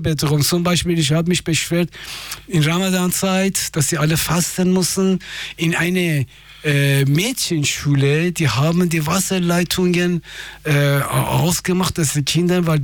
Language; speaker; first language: German; non-native, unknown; Persian